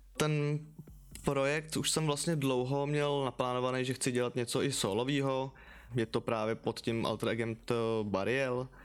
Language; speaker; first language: Czech; native; Czech